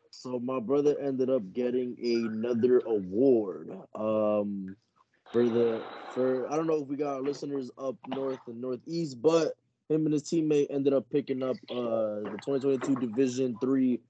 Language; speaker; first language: English; early bilingual, other home language; Spanish